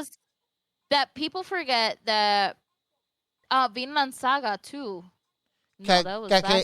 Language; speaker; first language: English; native; English